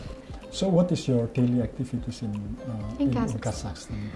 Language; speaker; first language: English; non-native, fluent; Indonesian